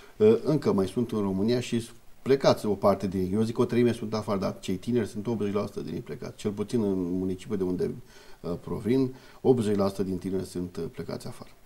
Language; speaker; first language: Romanian; native; Romanian